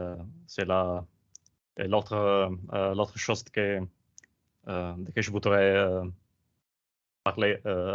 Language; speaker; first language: French; non-native, learner; Italian